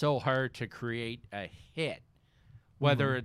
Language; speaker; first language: English; native; English